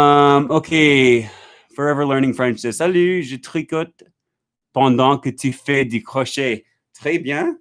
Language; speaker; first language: French; non-native, learner; English